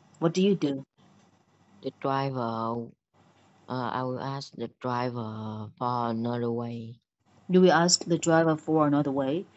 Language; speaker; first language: English; non-native, learner; Vietnamese